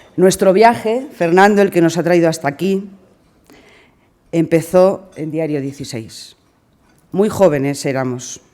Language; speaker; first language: Spanish; native; Spanish